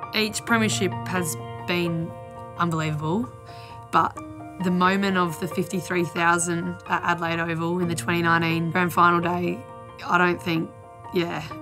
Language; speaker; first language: English; native; English